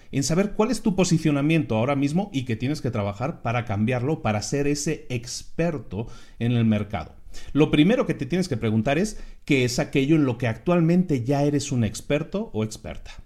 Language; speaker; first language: Spanish; native; Spanish